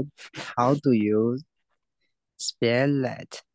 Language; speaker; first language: English; non-native, learner; Chinese